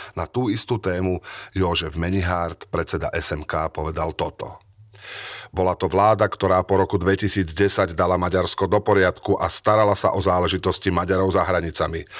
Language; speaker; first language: Slovak; native; Slovak